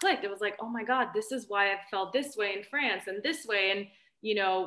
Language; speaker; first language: English; early bilingual, other home language; Romanian